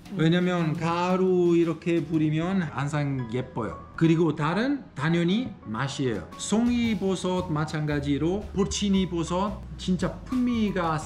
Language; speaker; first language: Korean; non-native, fluent; Italian